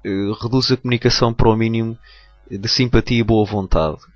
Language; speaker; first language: Portuguese; native; Portuguese